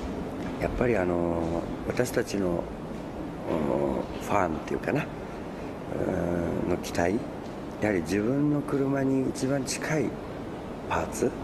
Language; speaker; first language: Japanese; native; Japanese